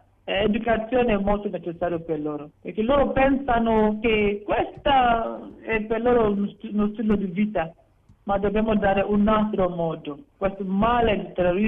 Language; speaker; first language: Italian; non-native, fluent; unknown